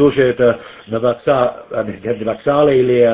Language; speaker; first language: Russian; non-native, learner; German